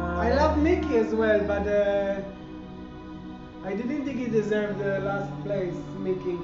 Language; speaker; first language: English; non-native, fluent; Hebrew